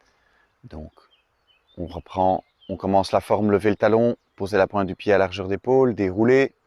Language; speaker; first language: French; native; French